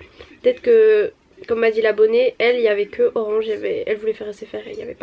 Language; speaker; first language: French; native; French